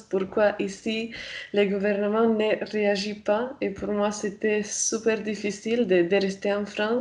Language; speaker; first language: French; non-native, fluent; Romanian